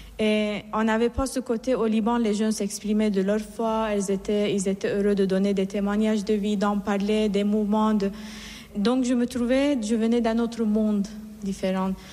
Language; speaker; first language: French; non-native, fluent; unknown